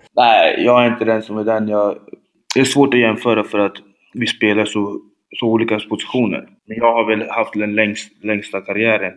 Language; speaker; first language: Swedish; early bilingual, other home language; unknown